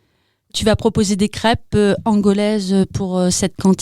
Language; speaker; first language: French; native; French